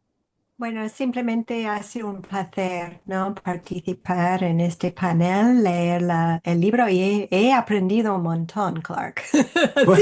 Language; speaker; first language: Spanish; non-native, fluent; English